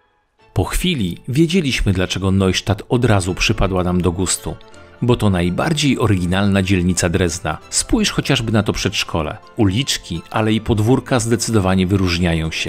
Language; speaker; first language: Polish; native; Polish